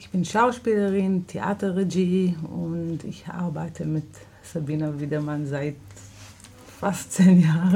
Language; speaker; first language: German; non-native, fluent; Hebrew